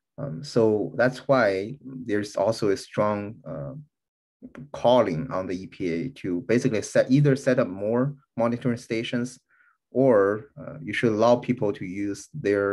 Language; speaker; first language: English; non-native, fluent; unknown